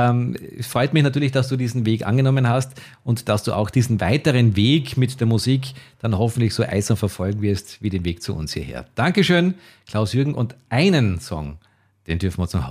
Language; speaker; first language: German; native; German